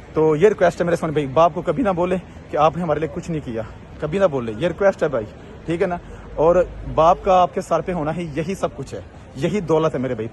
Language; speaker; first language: Urdu; non-native, local second language; Punjabi